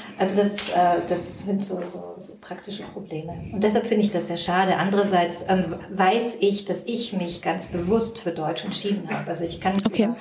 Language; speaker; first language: German; early bilingual, other home language; Korean